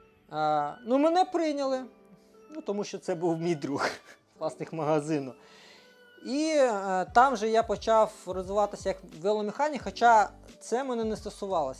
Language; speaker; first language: Ukrainian; non-native, fluent; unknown